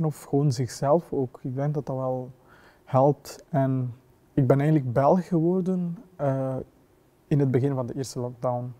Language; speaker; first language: Dutch; non-native, fluent; Kinyarwanda